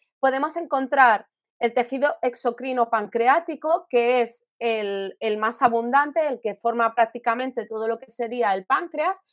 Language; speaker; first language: Spanish; native; Spanish